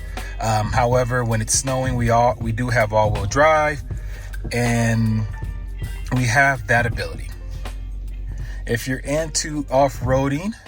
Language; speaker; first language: English; native; English